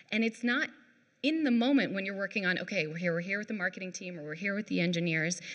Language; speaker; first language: English; native; English